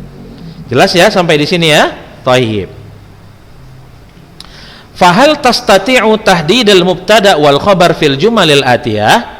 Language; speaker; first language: Arabic; non-native, fluent; Indonesian